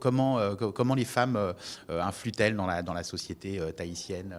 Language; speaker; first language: French; native; French